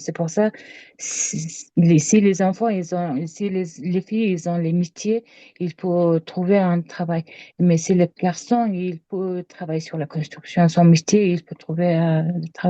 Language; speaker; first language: French; non-native, learner; Mongolian